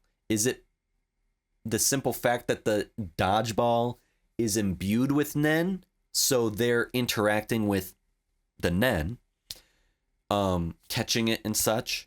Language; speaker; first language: English; native; English